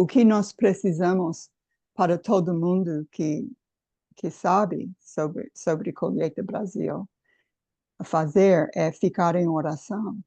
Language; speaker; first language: Portuguese; non-native, fluent; English